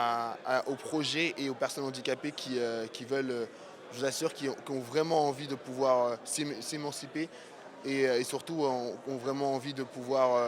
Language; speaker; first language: French; native; French